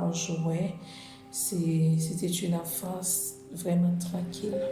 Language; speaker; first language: French; non-native, local second language; Haitian Creole